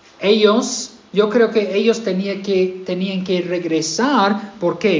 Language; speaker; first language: Spanish; non-native, fluent; English